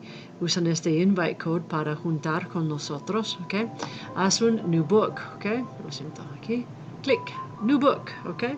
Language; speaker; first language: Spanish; non-native, fluent; English